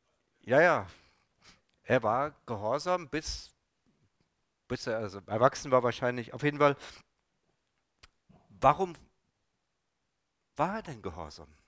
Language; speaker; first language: German; native; German